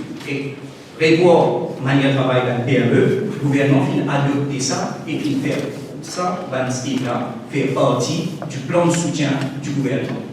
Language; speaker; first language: French; non-native, local second language; Morisyen